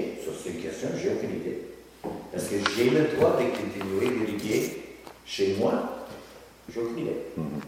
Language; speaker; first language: French; non-native, learner; English